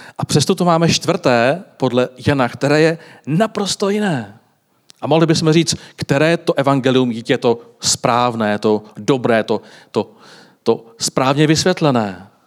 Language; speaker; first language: Czech; native; Czech